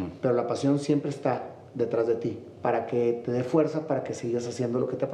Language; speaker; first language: Spanish; native; Spanish